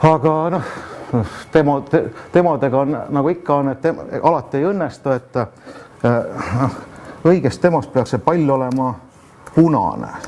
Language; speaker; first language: Estonian; native; Estonian